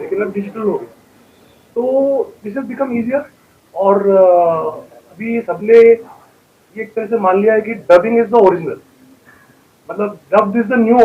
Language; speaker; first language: Hindi; native; Hindi